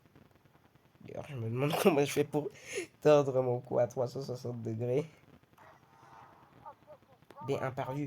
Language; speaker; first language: French; native; French